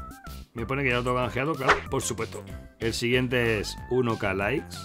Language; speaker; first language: Spanish; native; Spanish